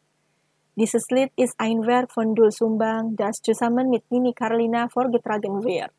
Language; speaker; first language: German; non-native, fluent; Indonesian